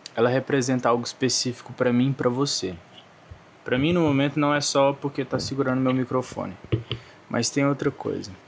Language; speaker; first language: Portuguese; native; Portuguese